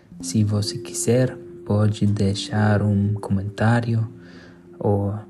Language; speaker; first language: Portuguese; non-native, fluent; English